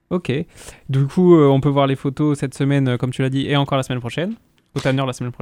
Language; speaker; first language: French; native; French